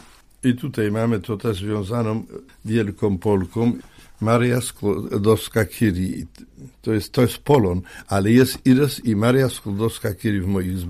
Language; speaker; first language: Polish; native; Polish